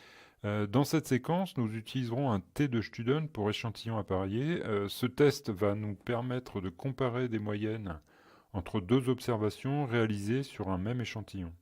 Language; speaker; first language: French; native; French